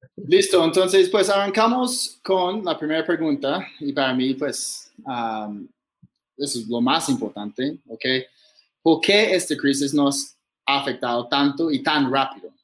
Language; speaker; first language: Spanish; non-native, fluent; English